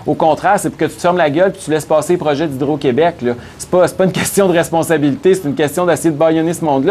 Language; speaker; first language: French; native; French